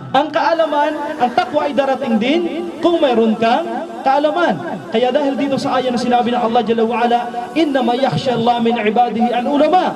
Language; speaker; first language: Filipino; non-native, local second language; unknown